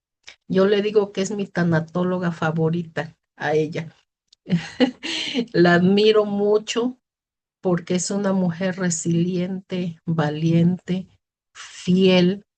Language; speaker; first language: Spanish; native; Spanish